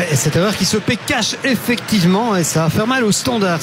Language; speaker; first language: French; native; French